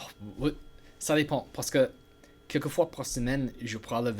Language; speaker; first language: French; non-native, learner; English